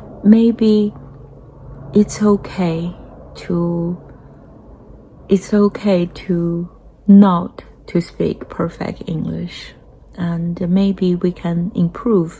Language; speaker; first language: English; non-native, fluent; Chinese